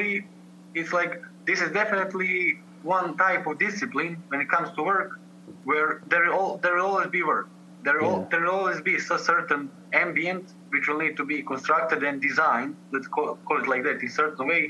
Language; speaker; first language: English; non-native, fluent; Serbian